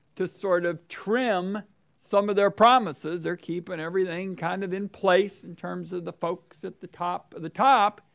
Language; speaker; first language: English; native; English